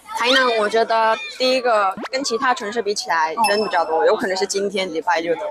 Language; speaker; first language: Chinese; non-native, fluent; Mongolian